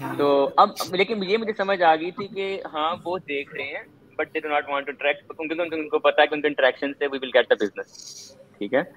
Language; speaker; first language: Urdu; native; Urdu